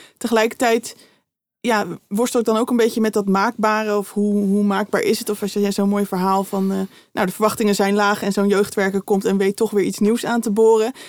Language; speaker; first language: Dutch; native; Dutch